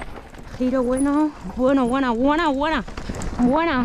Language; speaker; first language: Spanish; native; Spanish